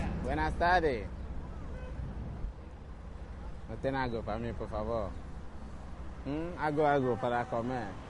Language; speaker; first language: Spanish; non-native, learner; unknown